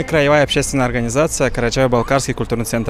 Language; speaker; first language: Russian; native; Russian